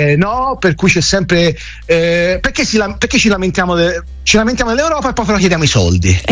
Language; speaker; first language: Italian; native; Italian